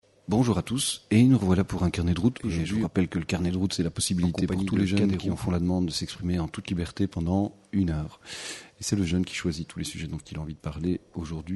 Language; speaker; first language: French; native; French